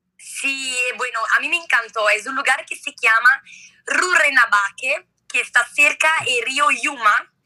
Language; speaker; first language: Spanish; non-native, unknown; Italian